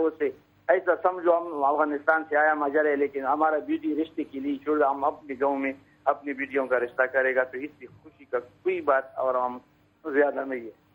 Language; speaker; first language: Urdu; non-native, local second language; Pashto